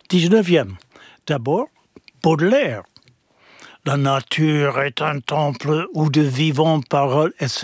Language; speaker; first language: French; non-native, fluent; English